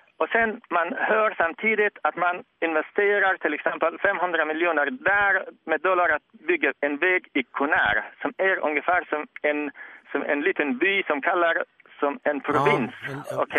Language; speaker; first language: Swedish; non-native, fluent; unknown